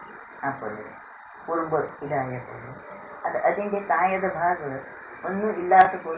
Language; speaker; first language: Malayalam; non-native, local second language; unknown